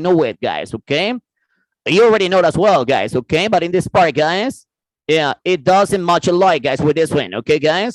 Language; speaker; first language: English; non-native, fluent; Spanish